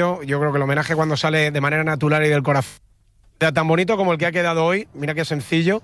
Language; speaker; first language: Spanish; native; Spanish